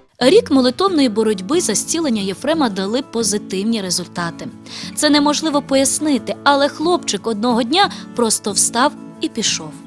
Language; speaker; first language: Ukrainian; native; Ukrainian